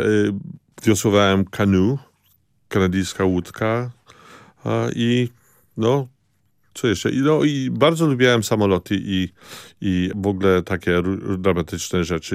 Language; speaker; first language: Polish; early bilingual, heritage; Polish